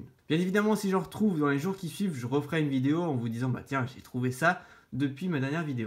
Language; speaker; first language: French; native; French